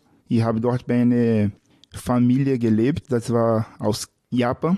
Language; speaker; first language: German; non-native, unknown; Portuguese